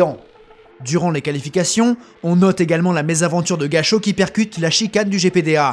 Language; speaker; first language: French; native; French